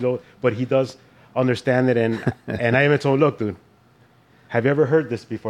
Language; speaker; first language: English; early bilingual, other home language; Spanish